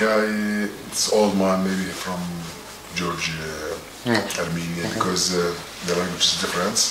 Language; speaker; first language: English; non-native, learner; Arabic